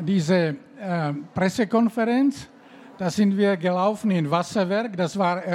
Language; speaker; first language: German; non-native, fluent; Slovak